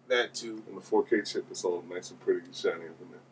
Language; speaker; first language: English; native; English